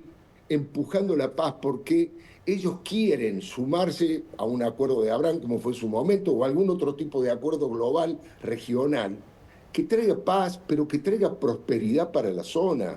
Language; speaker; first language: Spanish; native; Spanish